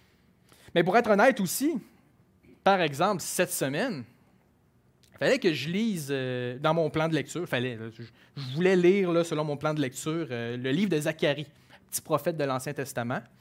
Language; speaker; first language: French; native; French